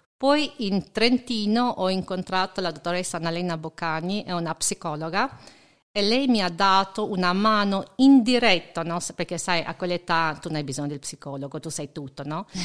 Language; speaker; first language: Italian; non-native, fluent; Albanian